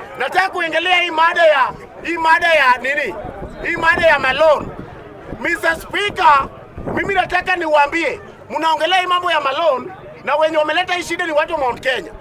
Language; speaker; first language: Swahili; native; Swahili